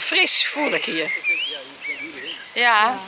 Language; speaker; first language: Dutch; native; Dutch